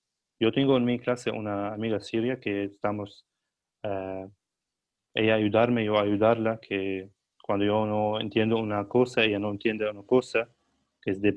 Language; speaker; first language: Spanish; non-native, learner; Arabic